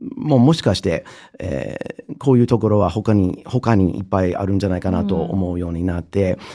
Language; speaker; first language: Japanese; non-native, fluent; English